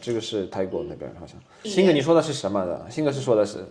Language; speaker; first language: Chinese; non-native, fluent; Polish